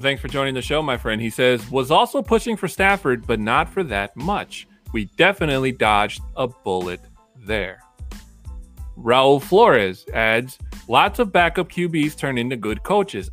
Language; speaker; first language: English; early bilingual, other home language; Spanish